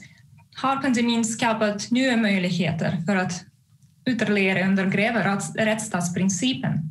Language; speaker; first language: Swedish; non-native, fluent; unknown